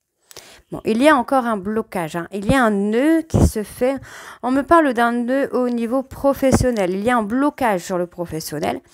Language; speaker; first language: French; native; French